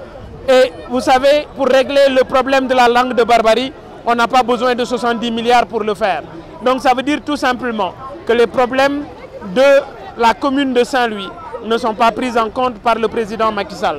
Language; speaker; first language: French; non-native, local second language; Wolof